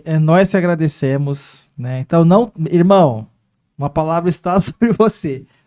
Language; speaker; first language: Portuguese; native; Portuguese